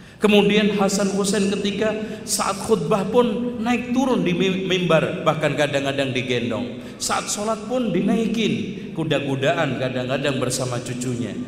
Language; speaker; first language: Indonesian; native; Indonesian